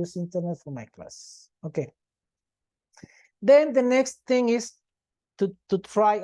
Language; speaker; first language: English; non-native, fluent; Spanish